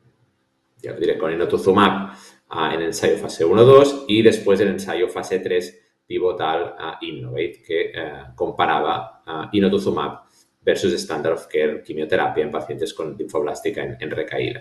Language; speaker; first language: Spanish; native; Spanish